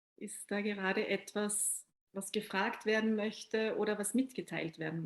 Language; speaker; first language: German; native; German